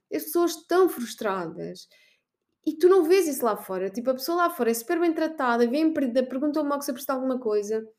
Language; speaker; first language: Portuguese; native; Portuguese